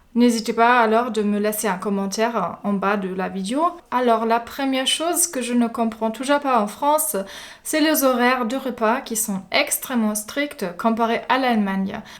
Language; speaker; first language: French; non-native, fluent; German